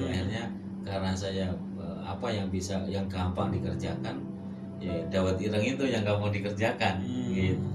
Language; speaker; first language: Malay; non-native, local second language; Javanese